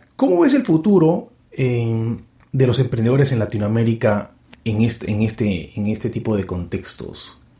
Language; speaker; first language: Spanish; native; Spanish